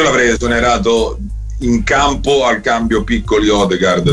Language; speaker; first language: Italian; native; Italian